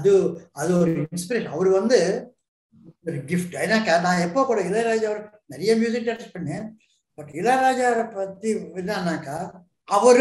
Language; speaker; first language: Tamil; non-native, local second language; Telugu